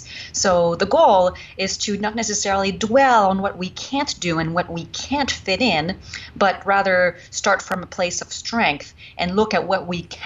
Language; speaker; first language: English; non-native, fluent; French